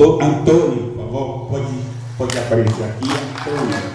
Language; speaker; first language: Portuguese; non-native, learner; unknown